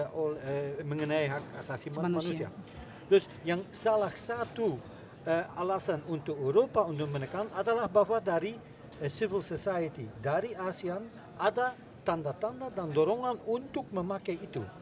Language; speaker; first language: Indonesian; non-native, fluent; Dutch